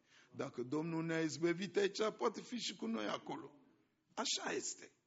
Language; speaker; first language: Romanian; non-native, fluent; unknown